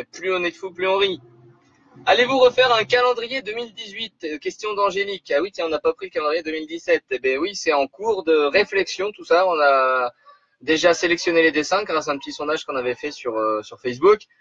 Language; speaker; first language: French; native; French